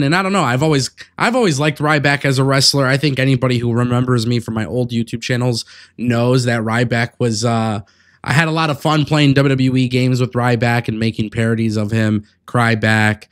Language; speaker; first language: English; native; English